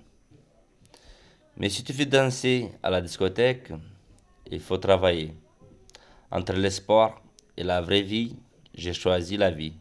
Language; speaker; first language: French; non-native, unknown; Romanian